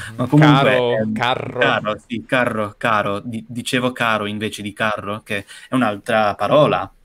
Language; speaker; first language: Italian; non-native, fluent; English